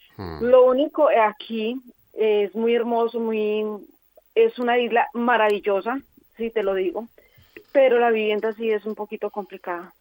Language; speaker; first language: Spanish; native; Spanish